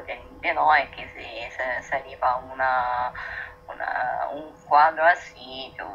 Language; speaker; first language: Spanish; non-native, learner; Italian